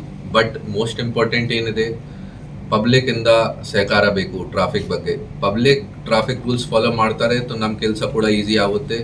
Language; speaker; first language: Kannada; non-native, local second language; Hindi